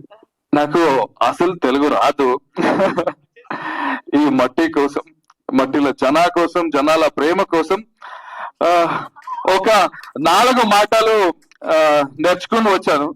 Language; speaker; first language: Telugu; non-native, learner; Kannada